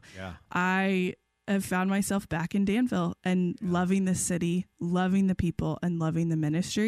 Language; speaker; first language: English; native; English